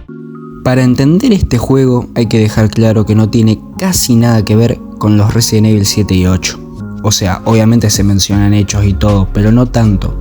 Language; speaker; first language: Spanish; native; Spanish